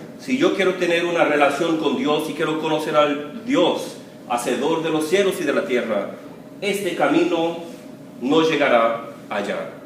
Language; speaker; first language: Spanish; early bilingual, other home language; English